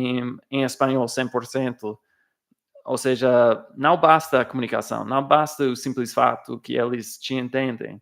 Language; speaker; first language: Portuguese; non-native, fluent; English